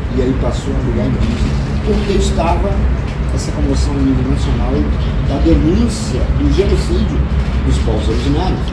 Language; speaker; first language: Portuguese; non-native, local second language; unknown